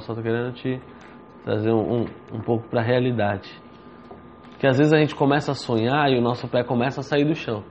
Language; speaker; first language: Portuguese; native; Portuguese